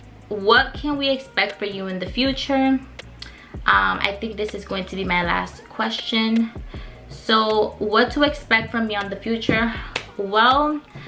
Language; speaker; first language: English; early bilingual, other home language; Spanish